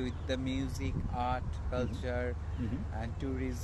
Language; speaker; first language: English; non-native, learner; Bangla